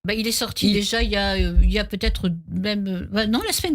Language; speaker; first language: French; native; French